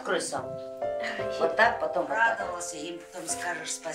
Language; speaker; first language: Russian; native; Russian